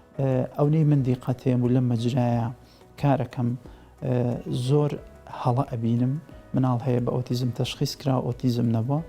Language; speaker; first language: Central Kurdish; native; Central Kurdish